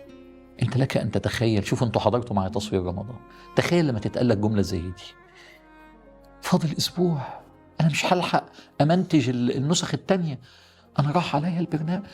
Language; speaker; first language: Arabic; native; Arabic